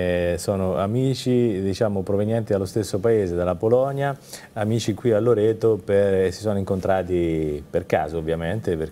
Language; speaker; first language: Italian; native; Italian